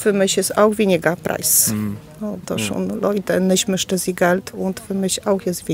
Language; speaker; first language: German; non-native, learner; Polish